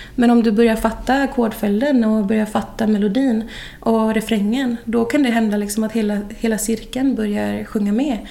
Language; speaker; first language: Swedish; native; Swedish